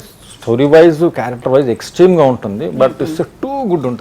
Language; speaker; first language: Telugu; native; Telugu